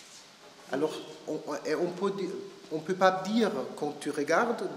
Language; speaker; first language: French; non-native, learner; German